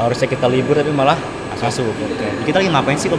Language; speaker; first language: Indonesian; native; Indonesian